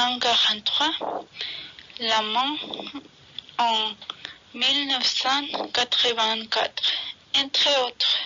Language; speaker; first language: French; non-native, learner; Spanish